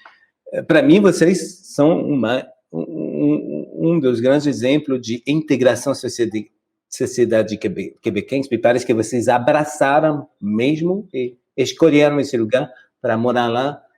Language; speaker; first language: Portuguese; non-native, fluent; French